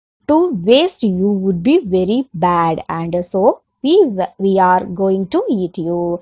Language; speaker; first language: English; non-native, local second language; Tamil